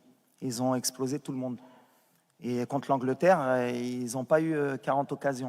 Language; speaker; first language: French; native; French